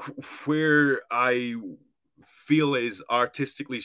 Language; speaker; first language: English; native; English